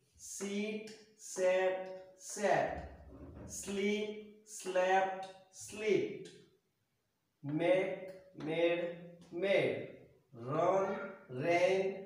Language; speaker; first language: English; non-native, local second language; Gujarati